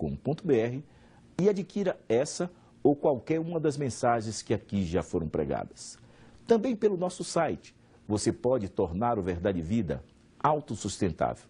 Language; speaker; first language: Portuguese; native; Portuguese